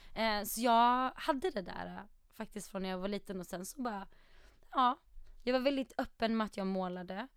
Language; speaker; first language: Swedish; early bilingual, other home language; Arabic